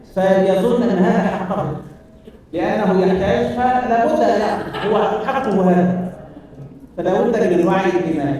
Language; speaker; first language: Arabic; native; Arabic